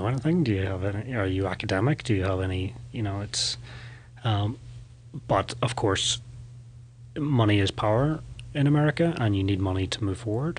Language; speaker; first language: English; native; English